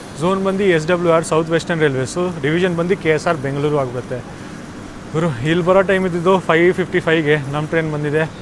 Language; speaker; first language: Kannada; non-native, local second language; Hindi